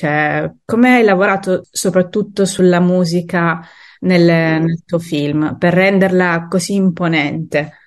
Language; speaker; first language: Italian; native; Italian